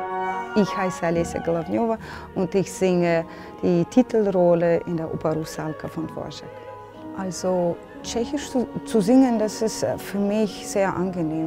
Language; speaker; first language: German; non-native, fluent; Russian